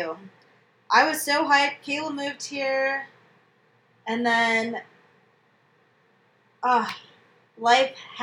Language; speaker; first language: English; native; English